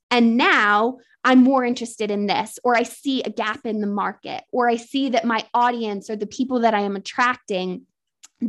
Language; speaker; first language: English; native; English